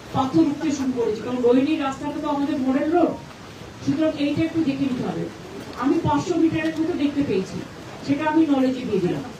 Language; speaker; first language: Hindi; non-native, local second language; Bangla